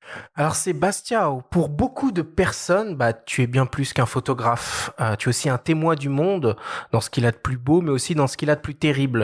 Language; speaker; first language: French; native; French